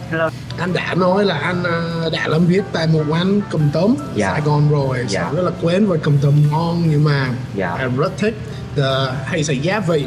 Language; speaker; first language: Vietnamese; non-native, fluent; English